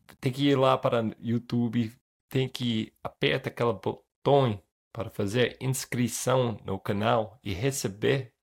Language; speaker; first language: Portuguese; non-native, fluent; English